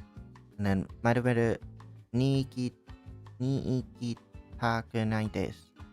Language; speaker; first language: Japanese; non-native, learner; English